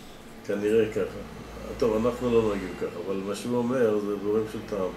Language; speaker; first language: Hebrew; non-native, fluent; English